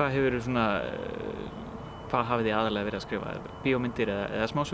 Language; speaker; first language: Icelandic; native; Icelandic